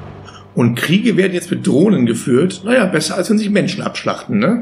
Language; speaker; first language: German; native; German